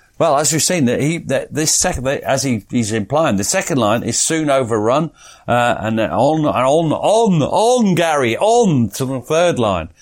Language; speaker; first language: English; native; English